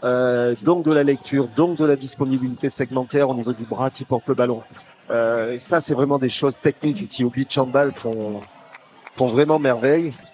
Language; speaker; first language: French; native; French